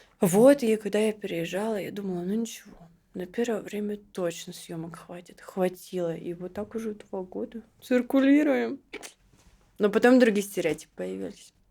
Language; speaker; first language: Russian; native; Russian